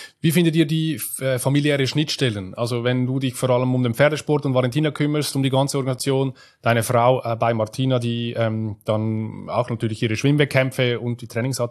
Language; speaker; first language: German; native; German